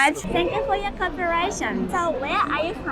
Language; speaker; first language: English; non-native, learner; Japanese